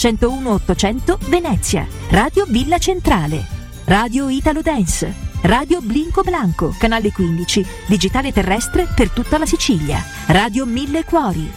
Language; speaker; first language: Italian; native; Italian